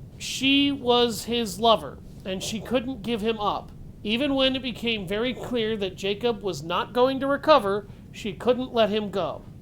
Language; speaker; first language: English; native; English